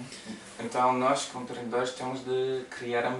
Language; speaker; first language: Portuguese; non-native, learner; Polish